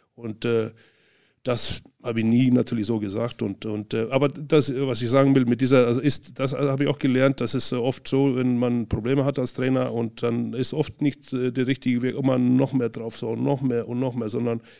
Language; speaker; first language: German; non-native, fluent; Icelandic